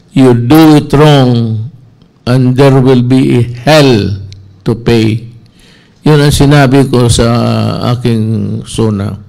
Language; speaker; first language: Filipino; non-native, local second language; Cebuano